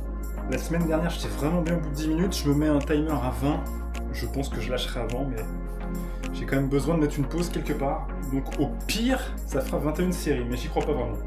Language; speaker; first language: French; native; French